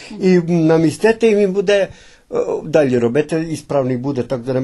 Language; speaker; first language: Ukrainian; early bilingual, heritage; Ukrainian